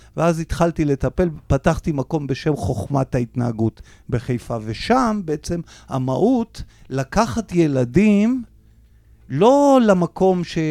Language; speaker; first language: Hebrew; native; Hebrew